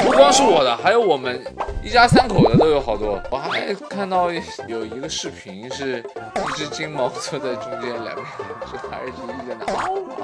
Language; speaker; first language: Chinese; native; Chinese